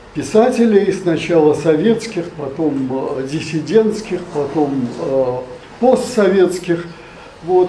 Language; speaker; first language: Russian; native; Russian